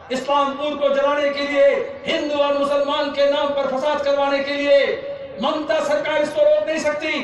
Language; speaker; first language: Hindi; non-native, local second language; Bangla